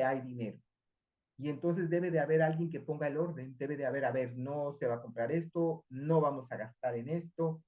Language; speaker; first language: Spanish; native; Spanish